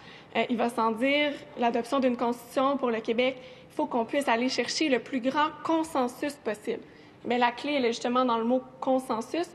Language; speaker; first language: French; native; French